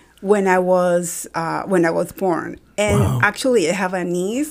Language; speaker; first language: English; non-native, fluent; Spanish